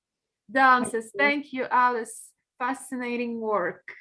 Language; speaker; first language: English; non-native, fluent; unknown